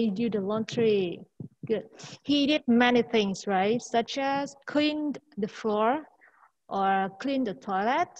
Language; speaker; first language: English; non-native, fluent; Vietnamese